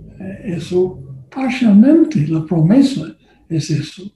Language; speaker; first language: Spanish; non-native, learner; English